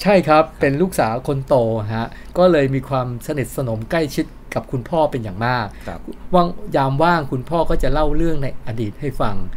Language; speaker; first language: Thai; native; Thai